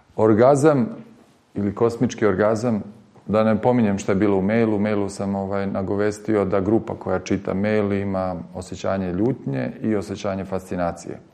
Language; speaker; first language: Serbian; native; Serbian